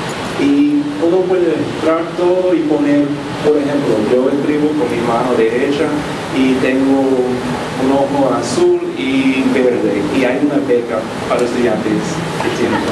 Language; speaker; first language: Spanish; non-native, fluent; English